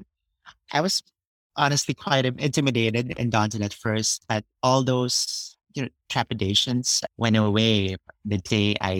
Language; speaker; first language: English; non-native, local second language; Cebuano